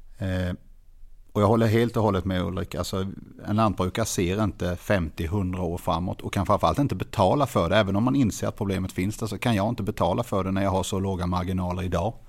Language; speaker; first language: Swedish; native; Swedish